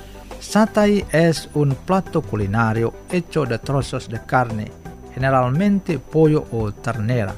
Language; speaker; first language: Spanish; non-native, fluent; Indonesian